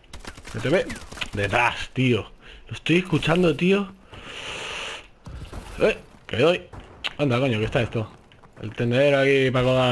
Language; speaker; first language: Spanish; native; Spanish